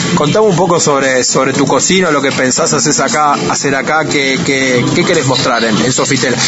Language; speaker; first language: Spanish; native; Spanish